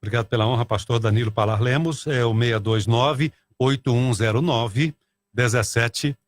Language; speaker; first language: Portuguese; native; Portuguese